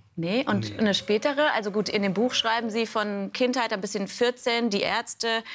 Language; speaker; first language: German; native; German